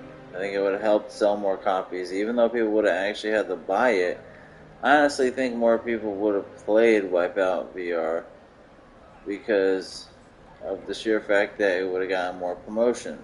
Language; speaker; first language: English; native; English